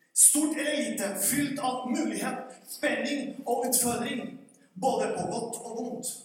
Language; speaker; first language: Norwegian; non-native, fluent; Spanish